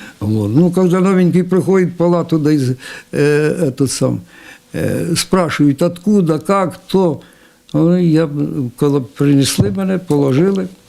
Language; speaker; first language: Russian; non-native, local second language; Ukrainian